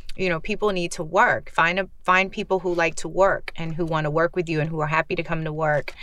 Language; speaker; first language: English; native; English